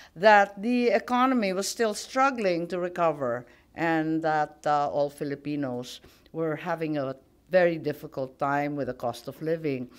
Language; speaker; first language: English; non-native, local second language; Filipino